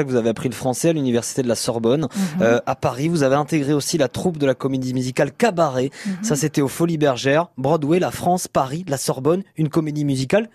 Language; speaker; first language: French; native; French